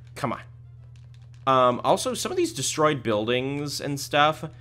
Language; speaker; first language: English; native; English